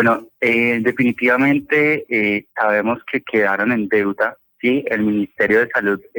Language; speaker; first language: Spanish; native; Spanish